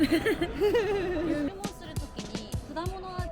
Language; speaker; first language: Japanese; non-native, fluent; Korean